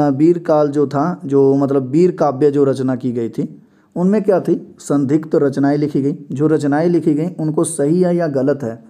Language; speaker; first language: Hindi; non-native, local second language; Punjabi